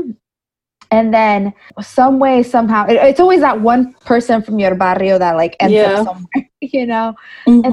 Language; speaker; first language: English; early bilingual, other home language; Spanish